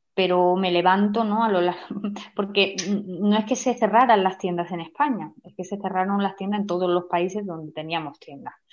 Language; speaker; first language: Spanish; native; Spanish